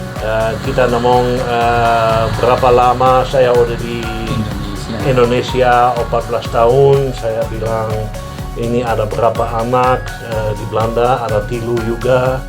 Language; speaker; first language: Indonesian; non-native, fluent; Dutch